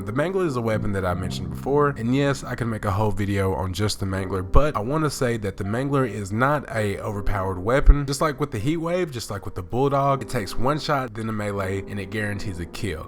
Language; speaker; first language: English; native; English